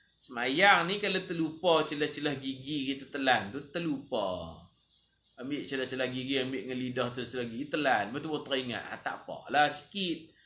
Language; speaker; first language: Malay; native; Malay